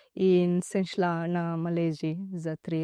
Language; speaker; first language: Slovenian; non-native, learner; Divehi